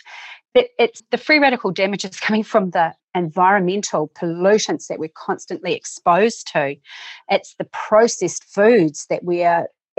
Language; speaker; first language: English; native; English